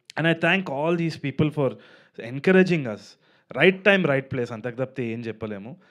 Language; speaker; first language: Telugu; native; Telugu